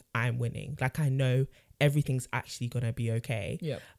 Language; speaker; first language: English; native; English